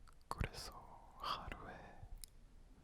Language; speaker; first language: Korean; non-native, fluent; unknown